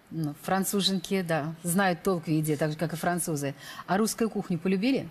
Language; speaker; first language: Russian; native; Russian